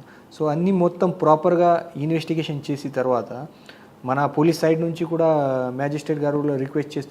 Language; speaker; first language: Telugu; non-native, fluent; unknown